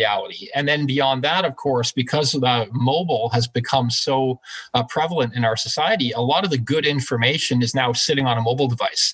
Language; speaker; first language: English; native; English